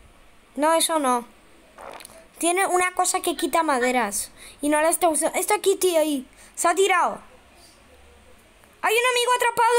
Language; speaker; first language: Spanish; native; Spanish